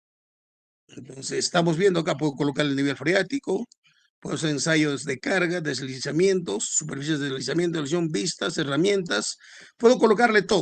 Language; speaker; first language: Spanish; native; Spanish